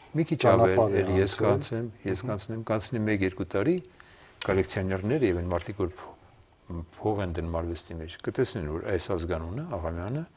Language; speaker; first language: Armenian; native; Armenian